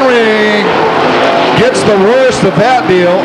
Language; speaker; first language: English; native; English